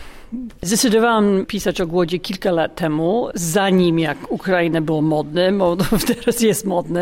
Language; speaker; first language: Polish; non-native, fluent; English